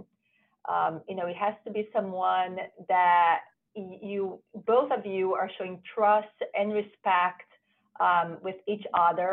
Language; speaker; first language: English; non-native, fluent; Portuguese